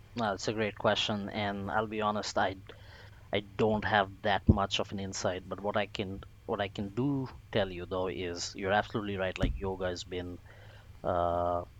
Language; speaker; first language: English; non-native, local second language; Bangla